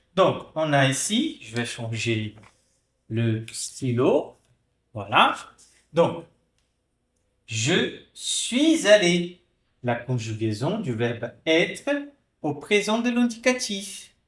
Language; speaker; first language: French; non-native, fluent; Portuguese